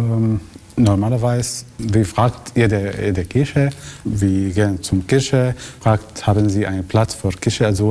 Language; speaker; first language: German; non-native, learner; Arabic